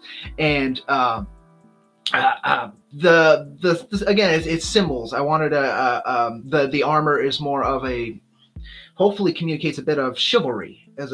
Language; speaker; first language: English; native; English